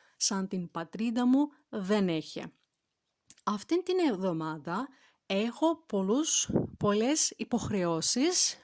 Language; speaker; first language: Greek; non-native, fluent; Turkish